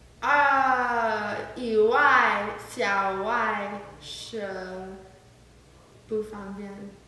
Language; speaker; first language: Chinese; non-native, learner; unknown